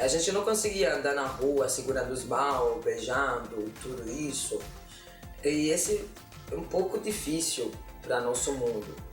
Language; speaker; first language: Portuguese; non-native, learner; Arabic